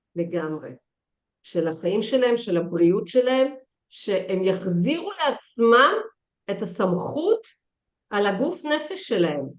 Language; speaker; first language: Hebrew; early bilingual, other home language; Russian